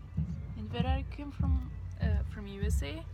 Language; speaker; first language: English; non-native, learner; Hungarian